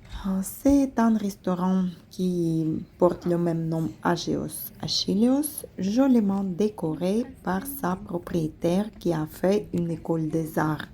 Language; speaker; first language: French; non-native, fluent; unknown